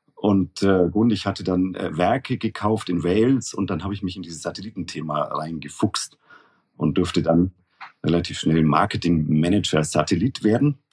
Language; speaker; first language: German; native; German